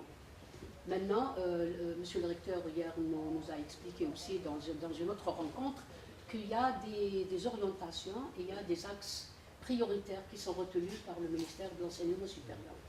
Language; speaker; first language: French; non-native, local second language; Arabic